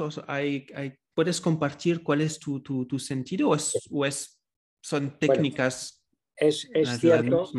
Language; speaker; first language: Spanish; non-native, fluent; French